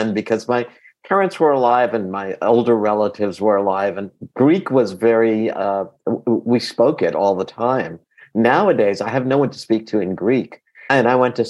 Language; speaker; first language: English; early bilingual, other home language; Greek